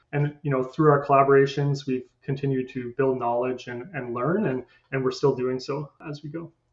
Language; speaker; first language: English; native; English